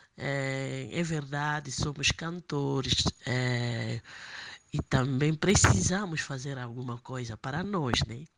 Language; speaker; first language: Portuguese; native; Portuguese